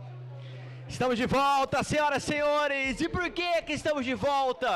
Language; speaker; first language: Portuguese; native; Portuguese